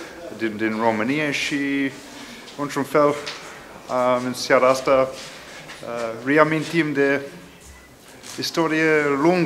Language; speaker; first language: Romanian; non-native, fluent; English